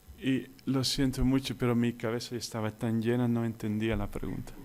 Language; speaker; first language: Spanish; non-native, fluent; Dutch